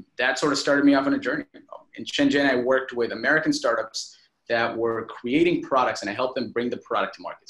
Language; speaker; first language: English; non-native, local second language; Hindi